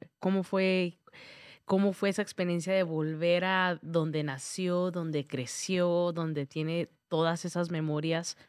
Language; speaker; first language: Spanish; early bilingual, heritage; Spanish